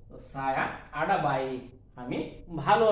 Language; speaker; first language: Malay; non-native, learner; Bangla